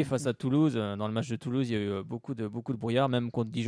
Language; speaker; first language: French; native; French